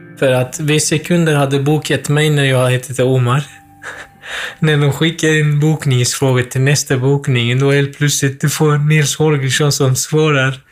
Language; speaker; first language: Swedish; non-native, fluent; Kurdish